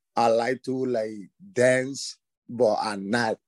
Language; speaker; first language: English; non-native, learner; Spanish